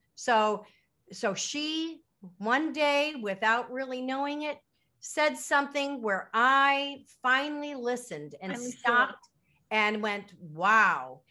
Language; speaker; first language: English; native; English